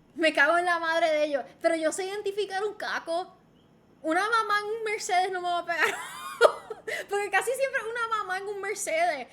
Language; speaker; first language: Spanish; native; Spanish